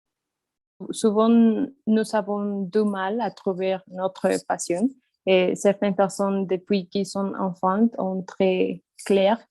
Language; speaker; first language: French; non-native, fluent; Spanish